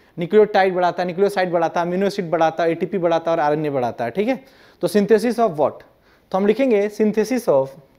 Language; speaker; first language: Hindi; non-native, local second language; Gujarati